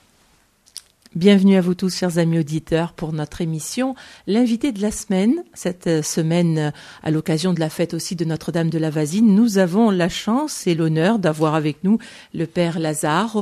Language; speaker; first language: French; native; French